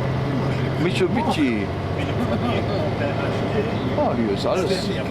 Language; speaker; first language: German; native; German